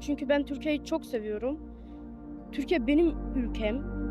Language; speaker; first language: Turkish; early bilingual, heritage; Turkish